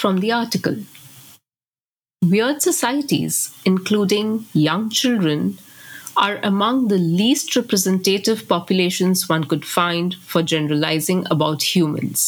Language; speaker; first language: English; non-native, local second language; Bangla